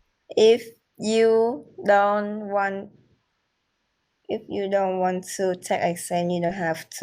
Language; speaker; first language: English; non-native, learner; Vietnamese